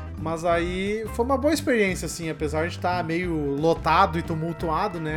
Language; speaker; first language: Portuguese; native; Portuguese